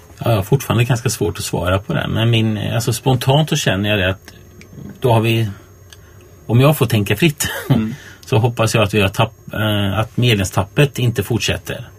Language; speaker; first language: Swedish; native; Swedish